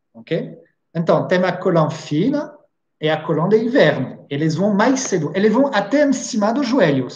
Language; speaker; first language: Portuguese; non-native, fluent; French